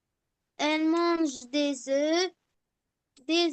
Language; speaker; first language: French; non-native, learner; Arabic